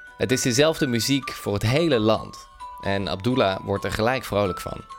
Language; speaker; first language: Dutch; native; Dutch